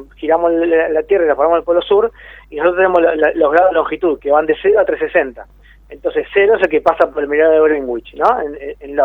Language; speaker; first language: Spanish; native; Spanish